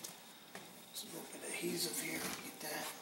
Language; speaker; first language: English; native; English